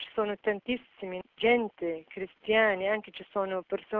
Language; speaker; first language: Italian; non-native, fluent; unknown